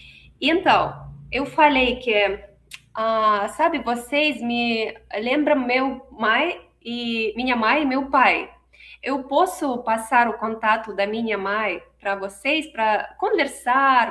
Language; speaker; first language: Portuguese; non-native, fluent; Russian